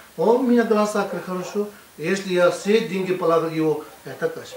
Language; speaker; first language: Russian; non-native, learner; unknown